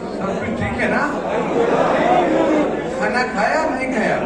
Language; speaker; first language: Hindi; non-native, local second language; Malayalam